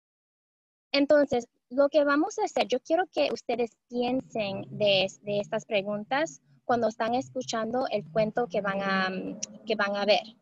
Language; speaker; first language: Spanish; early bilingual, heritage; Spanish